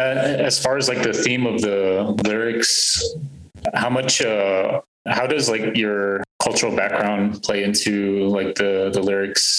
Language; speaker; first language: English; native; English